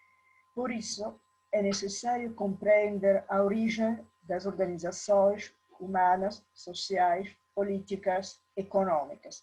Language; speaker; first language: Portuguese; non-native, learner; Italian